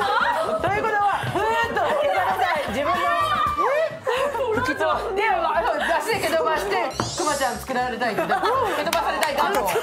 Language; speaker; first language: Japanese; native; Japanese